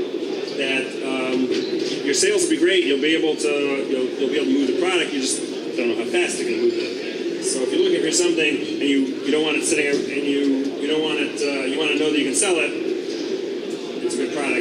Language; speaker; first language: English; native; English